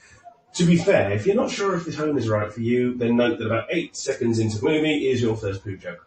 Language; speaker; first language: English; native; English